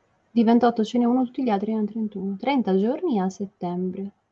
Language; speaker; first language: Italian; native; Italian